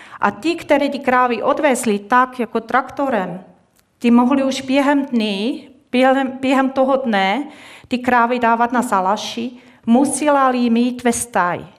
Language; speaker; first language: Czech; non-native, fluent; Swiss German